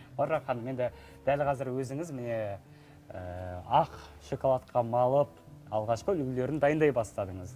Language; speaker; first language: Kazakh; native; Kazakh